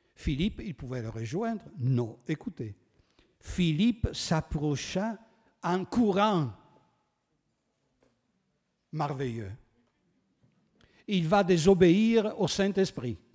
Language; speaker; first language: French; non-native, fluent; Italian